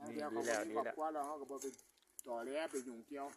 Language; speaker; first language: Thai; non-native, local second language; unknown